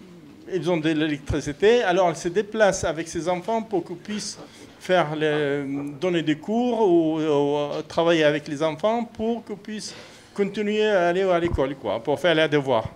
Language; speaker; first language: French; non-native, fluent; Arabic